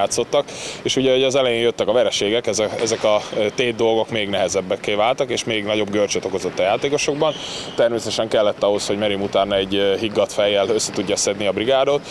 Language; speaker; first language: Hungarian; native; Hungarian